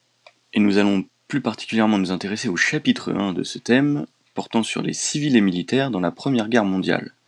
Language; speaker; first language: French; native; French